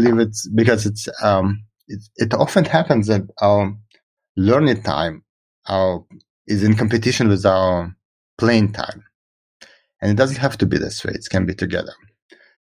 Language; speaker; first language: English; non-native, fluent; Russian